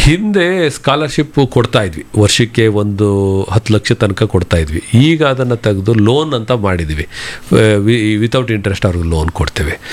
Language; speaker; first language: Kannada; native; Kannada